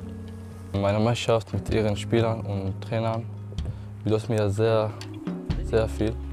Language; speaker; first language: German; non-native, learner; Arabic